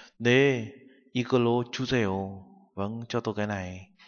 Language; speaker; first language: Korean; non-native, fluent; Vietnamese